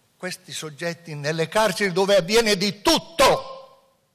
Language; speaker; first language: Italian; native; Italian